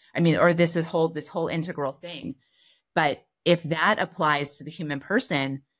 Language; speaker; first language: English; native; English